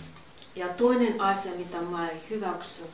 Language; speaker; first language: Finnish; non-native, fluent; Russian